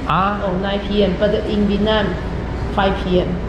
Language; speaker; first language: English; non-native, learner; Chinese